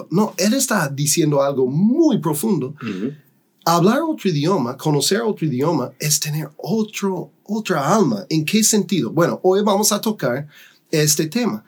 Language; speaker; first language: Spanish; non-native, fluent; English